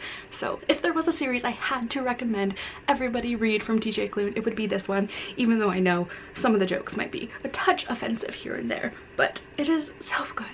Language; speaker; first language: English; native; English